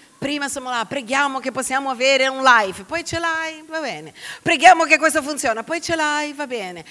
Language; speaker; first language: Italian; non-native, fluent; Portuguese